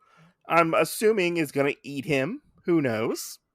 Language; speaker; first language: English; native; English